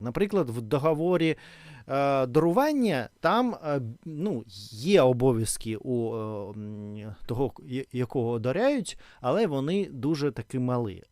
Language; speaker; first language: Ukrainian; non-native, learner; Russian